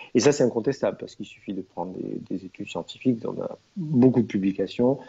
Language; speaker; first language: French; native; French